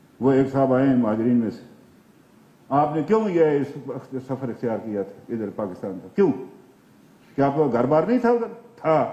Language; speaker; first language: Urdu; non-native, local second language; Pahari-Potwari